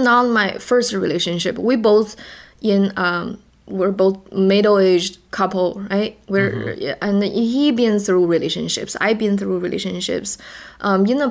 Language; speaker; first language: English; non-native, fluent; Chinese